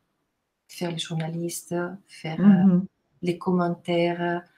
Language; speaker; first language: French; non-native, fluent; Italian